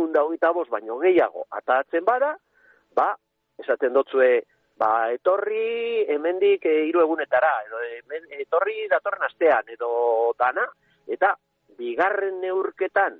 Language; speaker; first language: Basque; native; Basque